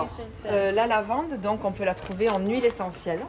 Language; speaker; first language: French; native; French